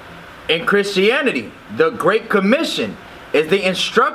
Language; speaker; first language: English; native; English